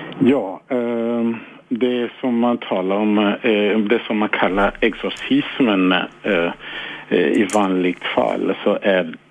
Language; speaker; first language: Swedish; non-native, fluent; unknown